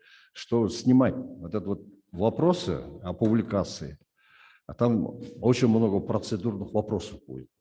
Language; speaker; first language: Russian; non-native, local second language; Kyrgyz